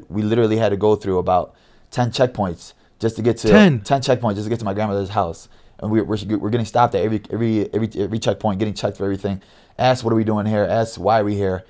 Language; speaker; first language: English; native; English